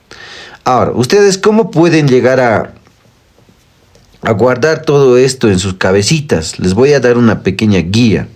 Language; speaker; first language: Spanish; native; Spanish